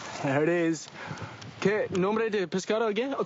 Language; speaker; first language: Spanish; non-native, learner; English